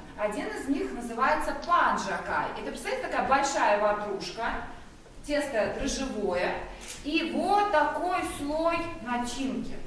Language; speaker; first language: Russian; native; Russian